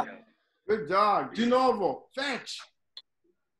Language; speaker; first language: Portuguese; non-native, learner; Spanish